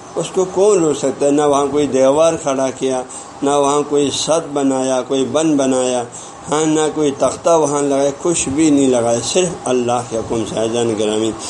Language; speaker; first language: Urdu; non-native, local second language; Balti